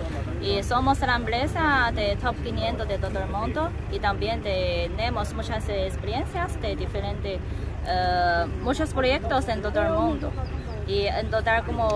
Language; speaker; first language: Spanish; non-native, learner; Chinese